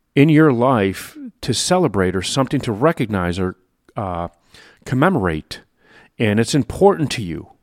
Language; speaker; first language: English; native; English